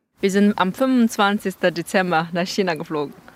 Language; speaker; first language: German; non-native, fluent; Chinese